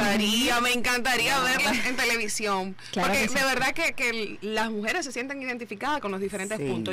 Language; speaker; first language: Spanish; native; Spanish